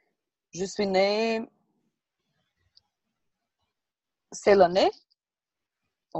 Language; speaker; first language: French; non-native, learner; Portuguese